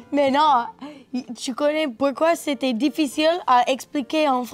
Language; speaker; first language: French; non-native, learner; English